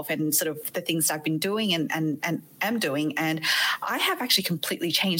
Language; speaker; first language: English; native; English